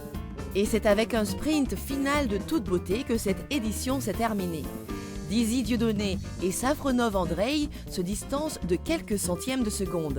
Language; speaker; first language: French; native; French